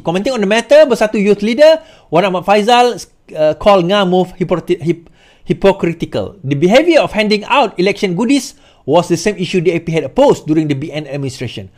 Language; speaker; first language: English; non-native, local second language; Malay